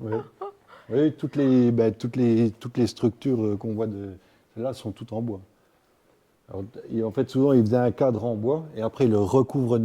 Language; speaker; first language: French; native; French